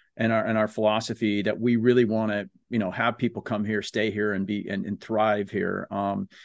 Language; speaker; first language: English; native; English